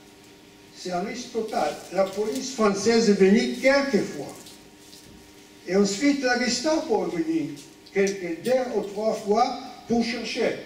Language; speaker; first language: French; non-native, fluent; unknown